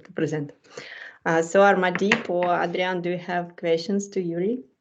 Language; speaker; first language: English; non-native, fluent; Ukrainian